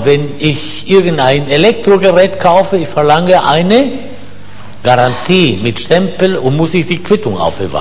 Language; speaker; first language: German; non-native, fluent; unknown